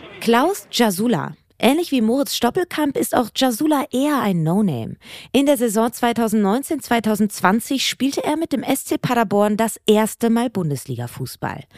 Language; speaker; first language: German; native; German